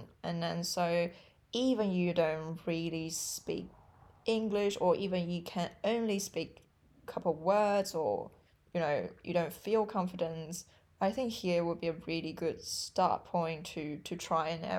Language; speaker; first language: English; non-native, fluent; Chinese